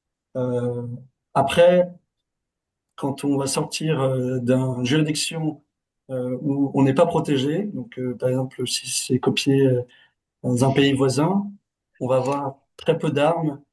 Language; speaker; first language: French; native; French